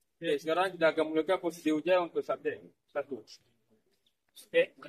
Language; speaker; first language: Malay; native; Malay